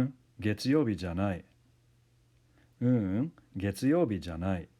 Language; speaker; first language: Japanese; non-native, fluent; English